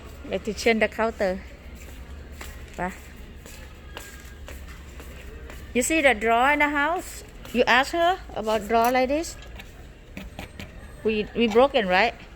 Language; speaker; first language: English; non-native, learner; Thai